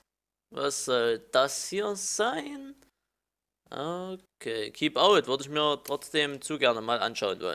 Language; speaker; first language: German; native; German